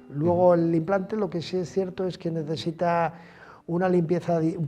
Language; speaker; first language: Spanish; native; Spanish